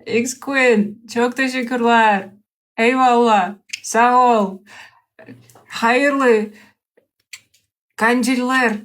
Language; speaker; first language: Turkish; non-native, learner; Russian